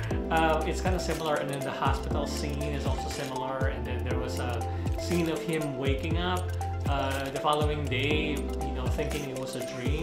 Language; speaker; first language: English; non-native, local second language; Filipino